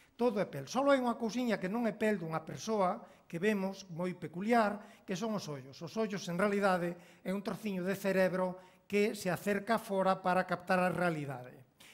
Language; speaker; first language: Galician; native; Galician